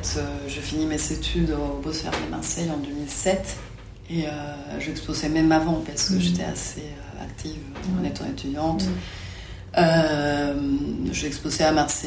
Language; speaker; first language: French; non-native, fluent; Spanish